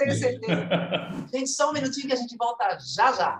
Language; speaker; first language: Portuguese; native; Portuguese